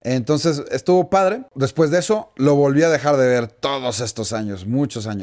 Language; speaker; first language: Spanish; native; Spanish